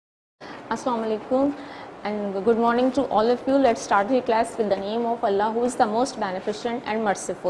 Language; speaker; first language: English; non-native, local second language; Urdu